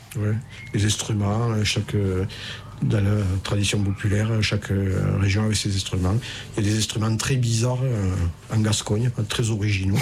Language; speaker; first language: French; native; French